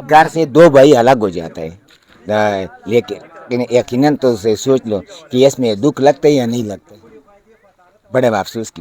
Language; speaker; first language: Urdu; early bilingual, other home language; Pashto